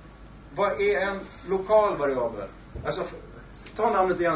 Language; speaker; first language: Swedish; native; Swedish